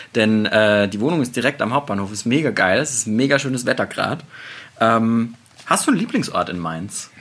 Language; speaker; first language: German; native; German